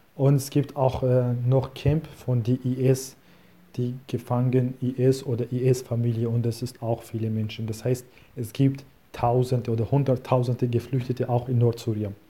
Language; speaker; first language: German; non-native, learner; Kurdish